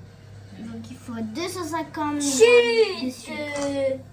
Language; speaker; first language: French; native; French